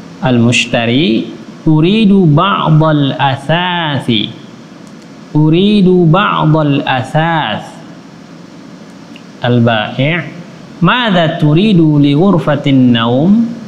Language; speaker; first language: Arabic; non-native, fluent; Indonesian